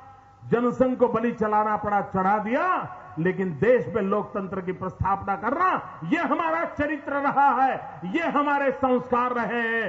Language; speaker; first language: Hindi; non-native, local second language; Gujarati